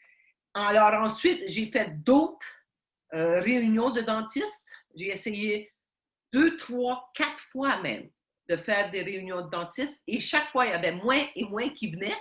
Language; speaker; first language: French; early bilingual, heritage; Ukrainian